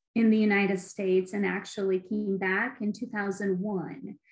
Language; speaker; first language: English; non-native, fluent; Ukrainian